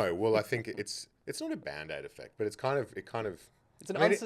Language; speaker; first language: English; native; English